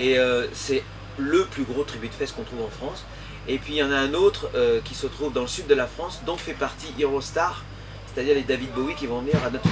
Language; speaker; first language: French; native; French